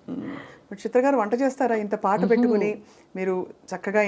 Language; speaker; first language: Telugu; native; Telugu